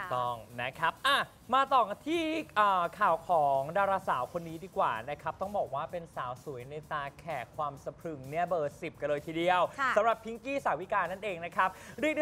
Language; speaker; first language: Thai; native; Thai